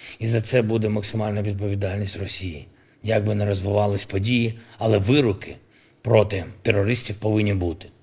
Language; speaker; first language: Ukrainian; non-native, local second language; Russian